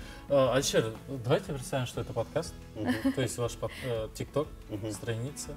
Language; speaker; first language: Russian; non-native, local second language; Kazakh